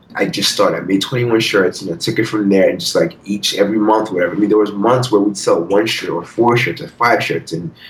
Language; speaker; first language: English; early bilingual, other home language; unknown